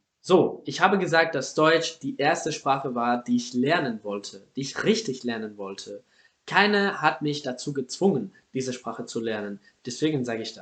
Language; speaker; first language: German; non-native, fluent; Spanish